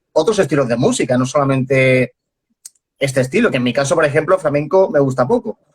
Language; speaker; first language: Spanish; native; Spanish